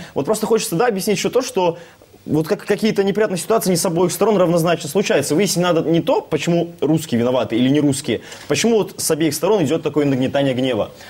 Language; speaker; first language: Russian; native; Russian